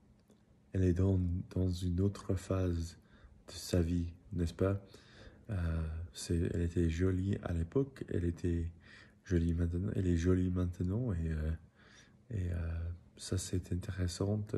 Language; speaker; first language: French; non-native, learner; English